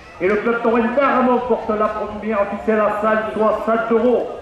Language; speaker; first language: French; native; French